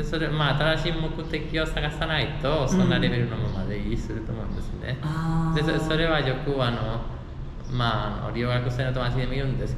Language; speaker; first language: Japanese; non-native, fluent; Spanish